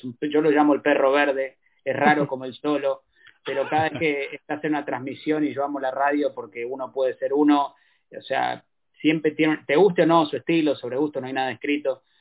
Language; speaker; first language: Spanish; native; Spanish